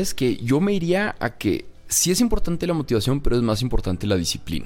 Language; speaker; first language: Spanish; native; Spanish